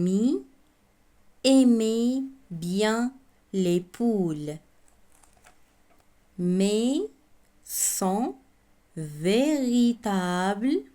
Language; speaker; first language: French; non-native, local second language; Arabic